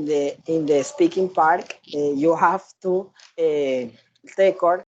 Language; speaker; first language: English; non-native, learner; Spanish